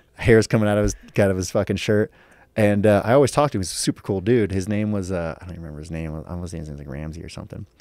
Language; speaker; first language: English; native; English